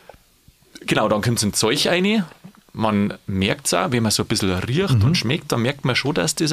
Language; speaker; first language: German; native; German